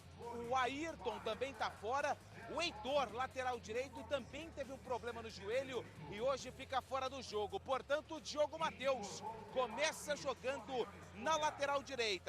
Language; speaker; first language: Portuguese; native; Portuguese